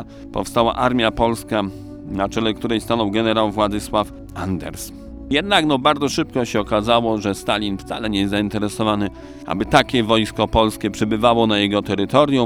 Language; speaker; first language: Polish; native; Polish